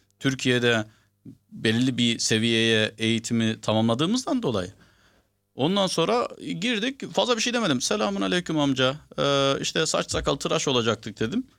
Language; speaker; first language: Turkish; early bilingual, heritage; Turkish